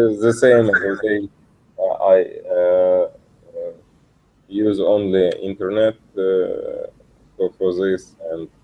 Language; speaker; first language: English; non-native, learner; Russian